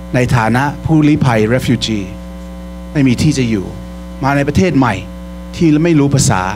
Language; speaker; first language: Thai; early bilingual, heritage; Thai